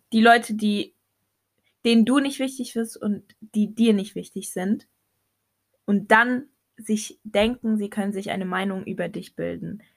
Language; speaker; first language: German; early bilingual, other home language; Arabic